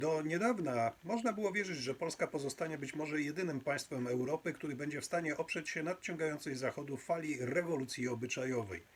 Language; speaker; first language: Polish; native; Polish